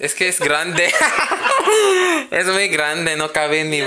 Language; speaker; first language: Spanish; non-native, learner; Filipino